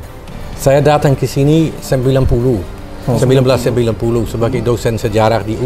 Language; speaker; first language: Indonesian; non-native, fluent; Dutch